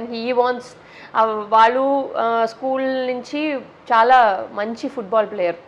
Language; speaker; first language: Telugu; non-native, learner; Tamil